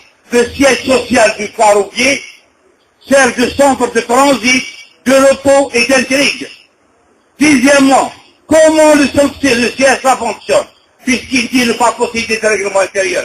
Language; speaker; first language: French; non-native, local second language; Arabic